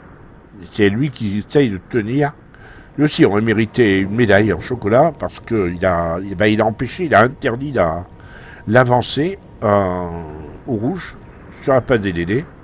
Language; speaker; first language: French; native; French